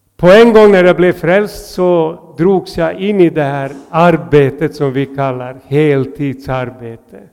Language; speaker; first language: Swedish; non-native, fluent; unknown